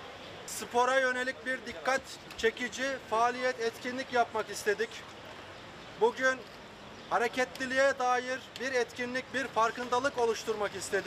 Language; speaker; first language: Turkish; native; Turkish